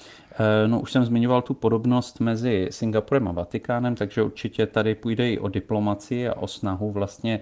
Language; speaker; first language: Czech; native; Czech